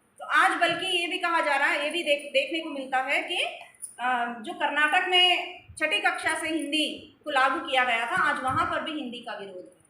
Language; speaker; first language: Hindi; non-native, local second language; Telugu